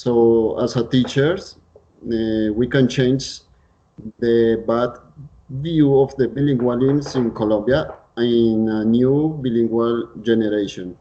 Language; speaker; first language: English; non-native, learner; Spanish